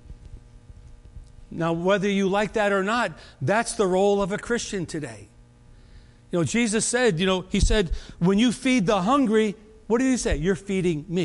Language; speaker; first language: English; native; English